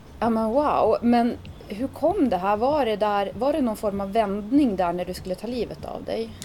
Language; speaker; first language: Swedish; native; Swedish